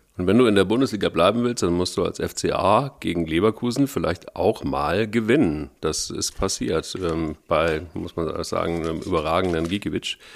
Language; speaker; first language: German; native; German